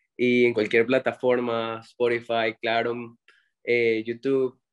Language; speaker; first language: Spanish; native; Spanish